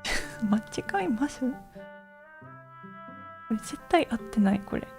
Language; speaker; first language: Japanese; non-native, learner; English